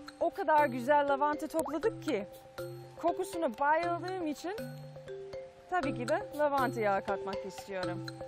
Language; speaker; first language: Turkish; non-native, fluent; English